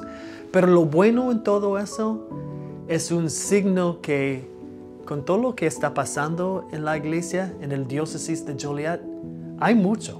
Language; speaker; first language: Spanish; non-native, fluent; English